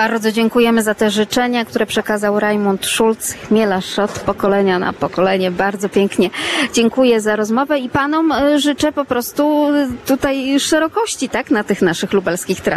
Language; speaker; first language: Polish; native; Polish